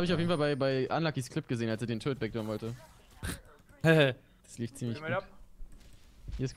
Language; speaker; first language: German; native; German